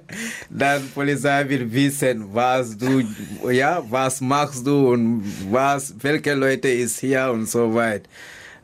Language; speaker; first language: German; non-native, learner; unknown